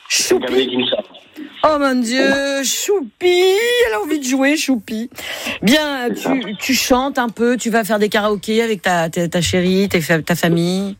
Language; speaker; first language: French; native; French